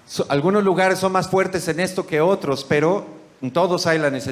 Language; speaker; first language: Spanish; native; Spanish